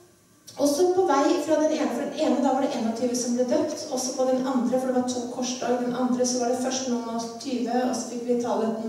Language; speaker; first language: Norwegian; native; Norwegian